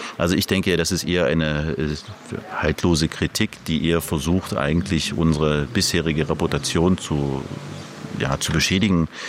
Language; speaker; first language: German; non-native, local second language; Upper Sorbian